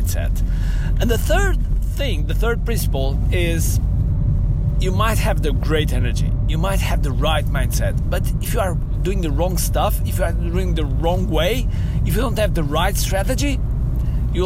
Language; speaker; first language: English; non-native, fluent; Portuguese